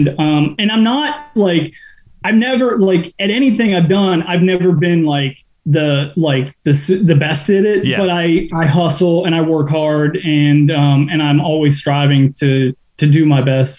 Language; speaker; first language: English; native; English